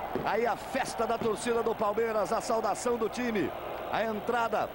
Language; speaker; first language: Portuguese; native; Portuguese